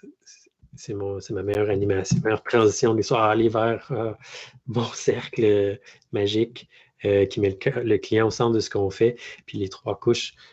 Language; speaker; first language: French; native; French